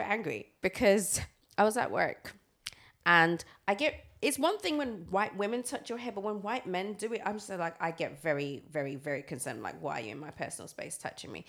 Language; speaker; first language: English; native; English